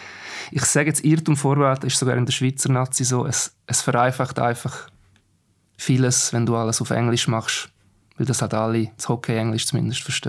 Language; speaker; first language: German; native; German